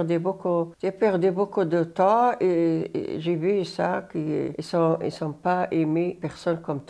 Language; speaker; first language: French; non-native, learner; Arabic